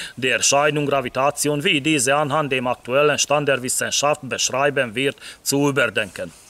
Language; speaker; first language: German; non-native, fluent; Hungarian